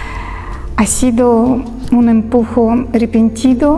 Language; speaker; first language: Spanish; non-native, learner; Russian